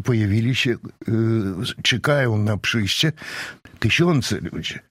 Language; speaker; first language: Polish; non-native, fluent; Russian